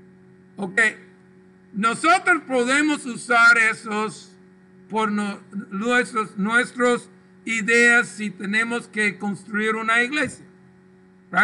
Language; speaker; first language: Spanish; non-native, local second language; English